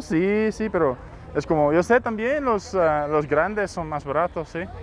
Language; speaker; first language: Spanish; non-native, learner; English